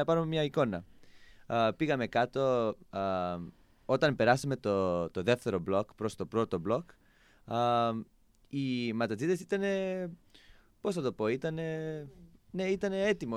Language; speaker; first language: Greek; non-native, fluent; English